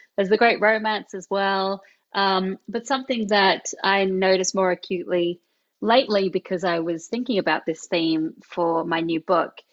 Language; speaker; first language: English; native; English